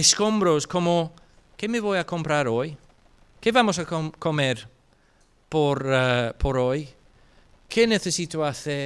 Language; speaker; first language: Spanish; non-native, fluent; English